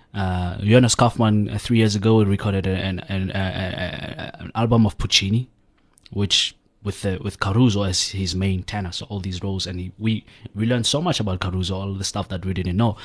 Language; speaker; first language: English; non-native, local second language; Southern Sotho